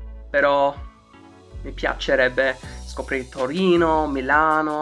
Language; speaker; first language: Italian; non-native, learner; English